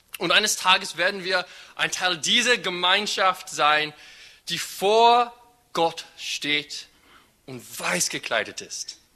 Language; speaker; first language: German; non-native, fluent; English